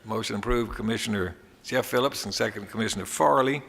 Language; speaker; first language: English; native; English